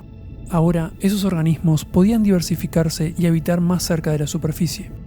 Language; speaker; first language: Spanish; native; Spanish